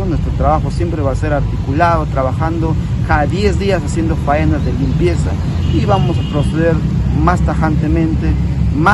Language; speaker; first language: Spanish; native; Spanish